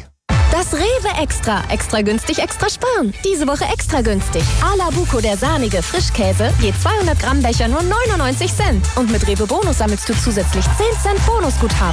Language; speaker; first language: German; native; German